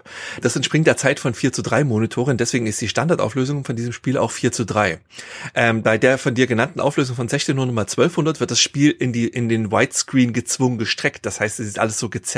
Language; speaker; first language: German; native; German